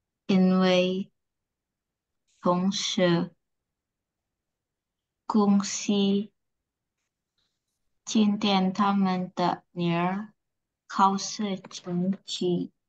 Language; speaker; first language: Chinese; non-native, learner; Indonesian